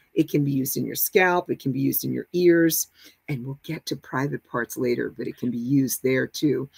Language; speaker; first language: English; native; English